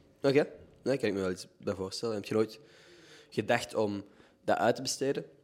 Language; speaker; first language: Dutch; native; Dutch